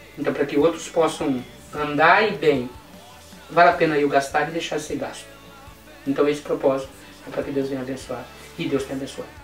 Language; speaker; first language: Portuguese; native; Portuguese